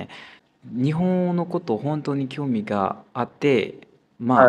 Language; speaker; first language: Japanese; non-native, fluent; Burmese